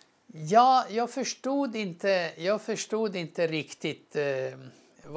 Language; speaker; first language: Swedish; non-native, fluent; Croatian